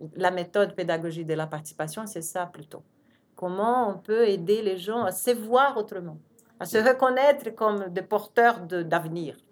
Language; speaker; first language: French; non-native, fluent; Portuguese